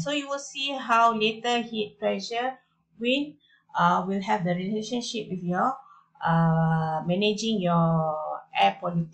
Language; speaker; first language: English; non-native, local second language; Malay